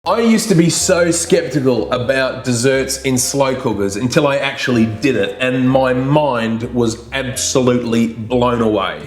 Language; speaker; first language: English; native; English